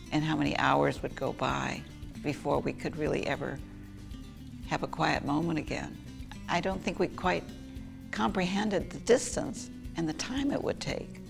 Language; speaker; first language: English; native; English